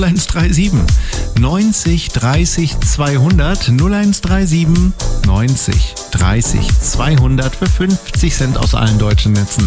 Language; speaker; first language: German; native; German